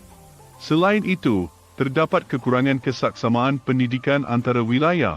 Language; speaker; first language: Malay; native; Malay